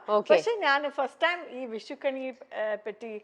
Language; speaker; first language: Malayalam; non-native, fluent; Kannada